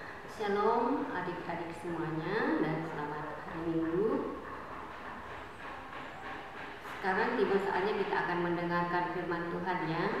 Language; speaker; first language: Indonesian; native; Indonesian